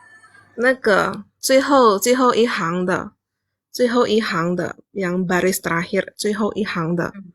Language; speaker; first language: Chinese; non-native, learner; Indonesian